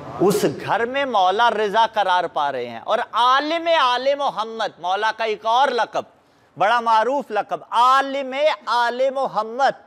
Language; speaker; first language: Urdu; non-native, local second language; Punjabi